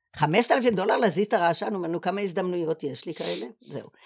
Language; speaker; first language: Hebrew; native; Hebrew